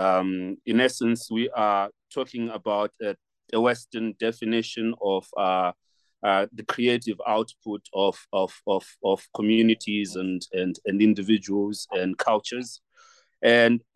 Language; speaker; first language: English; non-native, local second language; Shona